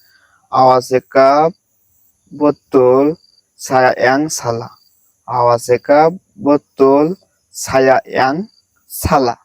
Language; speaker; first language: Indonesian; non-native, learner; Bangla